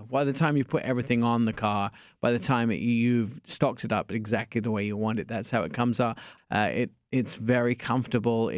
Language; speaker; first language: English; native; English